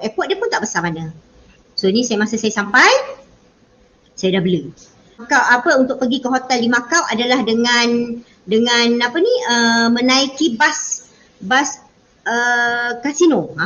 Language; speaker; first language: Malay; native; Malay